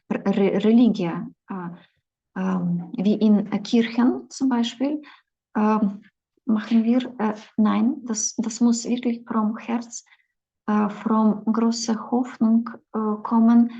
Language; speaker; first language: German; non-native, fluent; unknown